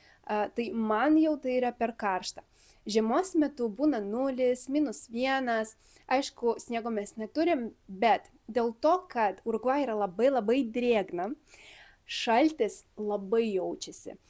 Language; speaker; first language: Lithuanian; early bilingual, other home language; Spanish